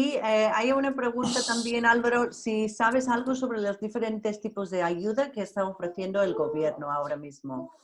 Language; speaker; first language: Spanish; non-native, fluent; English